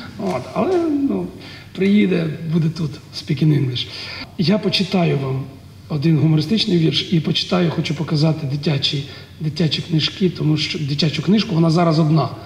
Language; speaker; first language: Ukrainian; native; Ukrainian